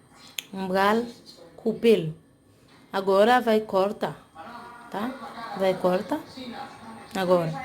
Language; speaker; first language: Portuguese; non-native, learner; Haitian Creole